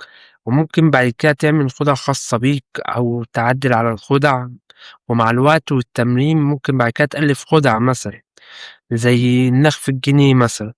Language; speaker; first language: Arabic; native; Arabic